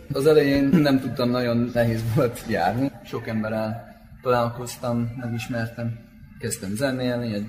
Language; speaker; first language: Hungarian; non-native, fluent; English